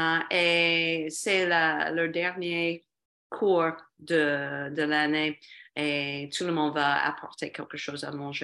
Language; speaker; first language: French; non-native, fluent; English